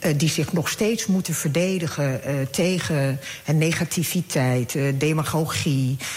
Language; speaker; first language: Dutch; early bilingual, other home language; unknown